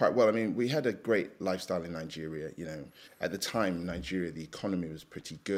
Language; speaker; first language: English; native; English